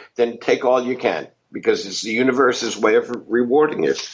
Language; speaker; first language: English; native; English